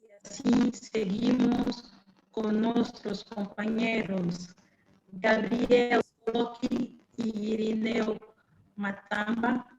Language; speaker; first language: Spanish; non-native, fluent; Portuguese